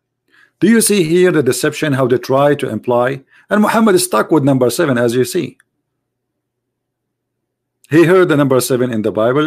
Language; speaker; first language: English; non-native, fluent; Arabic